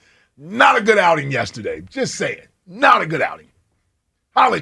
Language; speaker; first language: English; native; English